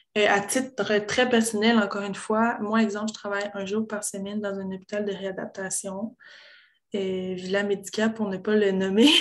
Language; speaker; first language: French; native; French